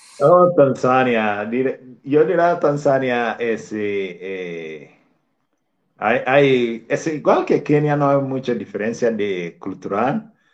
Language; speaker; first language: Spanish; non-native, fluent; Swahili